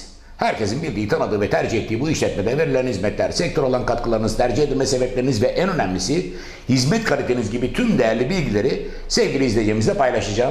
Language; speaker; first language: Turkish; native; Turkish